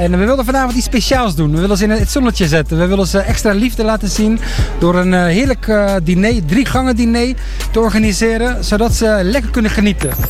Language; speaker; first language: Dutch; native; Dutch